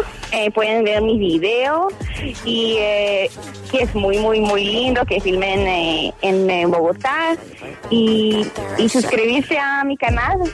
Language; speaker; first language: Spanish; early bilingual, heritage; Hebrew